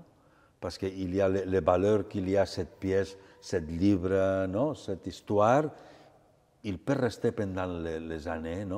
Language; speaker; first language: French; non-native, fluent; Catalan